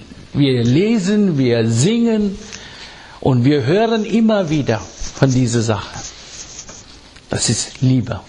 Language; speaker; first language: German; non-native, fluent; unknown